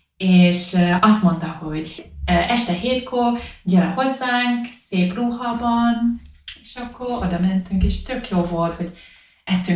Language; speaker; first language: Hungarian; non-native, learner; English